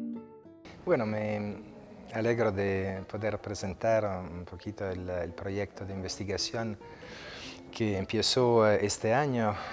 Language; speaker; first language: Spanish; non-native, fluent; Italian